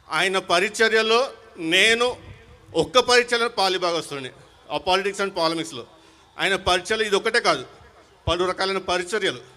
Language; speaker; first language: Telugu; non-native, local second language; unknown